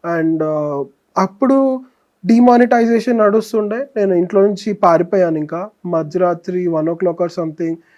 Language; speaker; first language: Telugu; native; Telugu